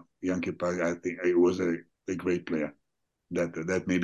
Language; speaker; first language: English; non-native, fluent; Italian